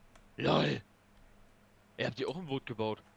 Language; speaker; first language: German; native; German